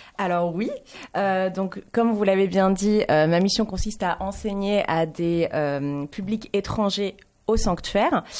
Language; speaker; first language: French; native; French